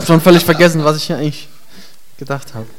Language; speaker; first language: German; native; German